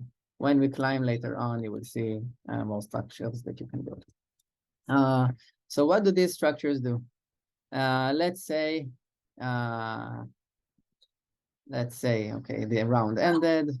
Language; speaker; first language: English; non-native, fluent; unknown